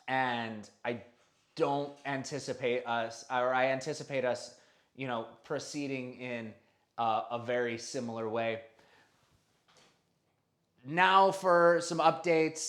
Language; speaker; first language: English; native; English